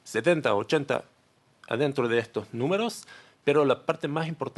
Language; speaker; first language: Spanish; non-native, learner; Hebrew